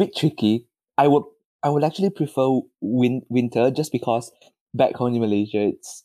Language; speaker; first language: English; non-native, local second language; Chinese